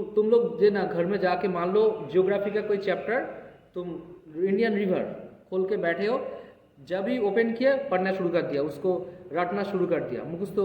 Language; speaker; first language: Hindi; non-native, local second language; Bangla